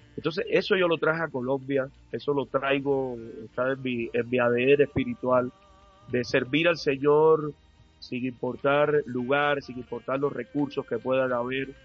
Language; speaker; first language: Spanish; native; Spanish